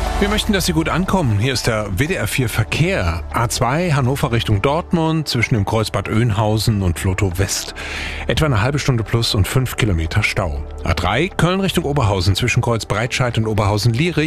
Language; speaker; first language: German; native; German